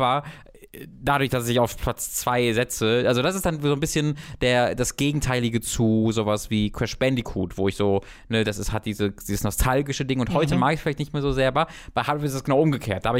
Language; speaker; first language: German; native; German